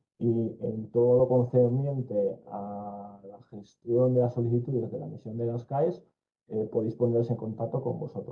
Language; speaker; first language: Spanish; native; Spanish